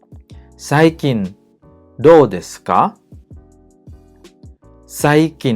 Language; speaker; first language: Japanese; non-native, fluent; Khmer